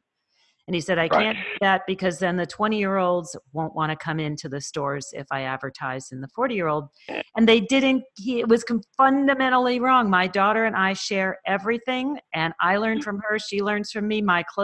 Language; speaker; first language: English; native; English